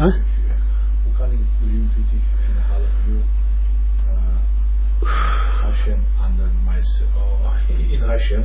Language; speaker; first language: Dutch; non-native, learner; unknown